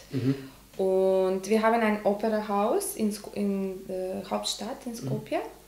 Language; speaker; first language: German; non-native, learner; Macedonian